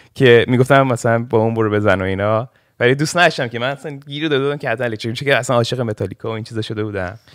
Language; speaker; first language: Persian; early bilingual, heritage; Persian